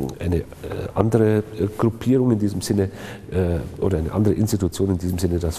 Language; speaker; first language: German; native; German